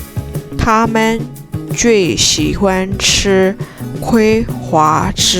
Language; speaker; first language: Chinese; non-native, fluent; Burmese